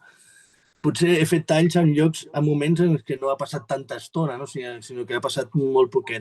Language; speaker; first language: Catalan; native; Catalan